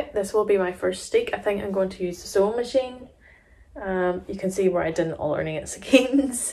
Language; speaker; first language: English; native; English